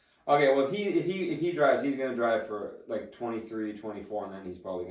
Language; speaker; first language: English; native; English